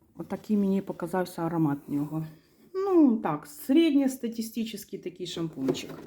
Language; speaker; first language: Ukrainian; non-native, local second language; Russian